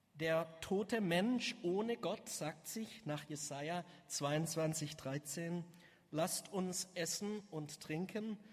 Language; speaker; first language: German; native; German